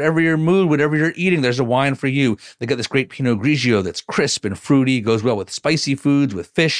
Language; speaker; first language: English; native; English